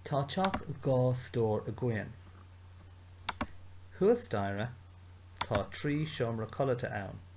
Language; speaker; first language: Irish; non-native, local second language; English